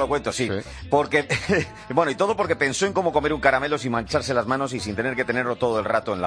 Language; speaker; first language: Spanish; native; Spanish